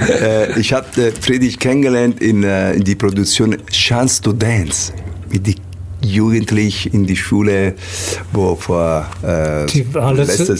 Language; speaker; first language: German; non-native, learner; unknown